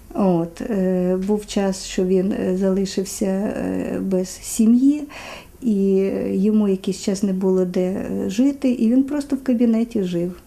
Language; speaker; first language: Ukrainian; native; Ukrainian